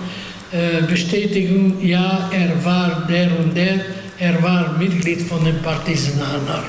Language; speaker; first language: German; non-native, fluent; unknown